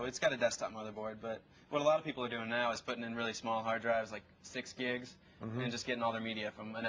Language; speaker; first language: English; native; English